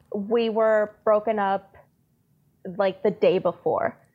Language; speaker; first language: English; native; English